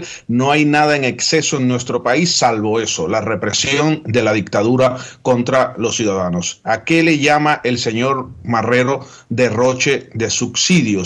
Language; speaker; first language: Spanish; native; Spanish